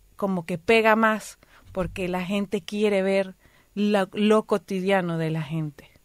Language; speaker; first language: Spanish; native; Spanish